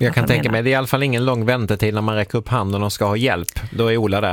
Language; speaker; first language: Swedish; native; Swedish